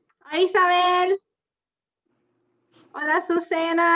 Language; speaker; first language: Spanish; early bilingual, heritage; Spanish